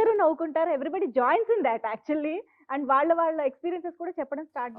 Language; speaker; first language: Telugu; native; Telugu